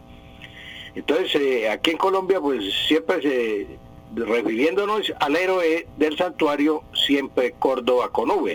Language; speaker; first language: Spanish; native; Spanish